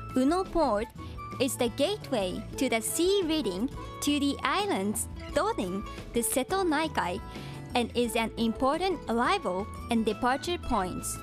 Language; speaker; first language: English; non-native, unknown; Japanese